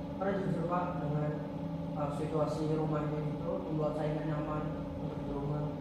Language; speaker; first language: Indonesian; native; Indonesian